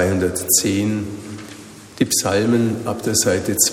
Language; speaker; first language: German; native; German